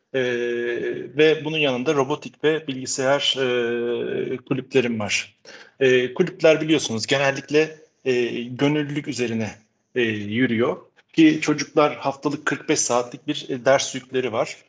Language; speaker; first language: Turkish; native; Turkish